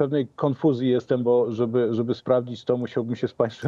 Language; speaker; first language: Polish; native; Polish